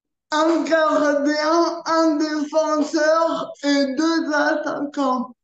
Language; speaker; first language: French; early bilingual, other home language; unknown